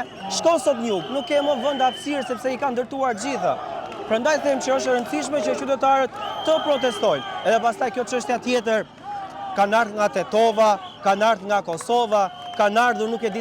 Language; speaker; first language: Albanian; native; Albanian